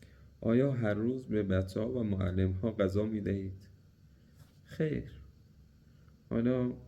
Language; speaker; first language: Persian; native; Persian